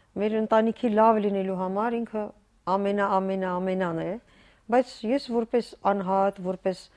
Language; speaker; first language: Armenian; native; Armenian